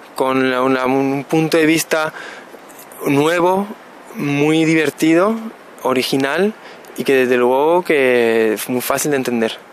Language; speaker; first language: Spanish; native; Spanish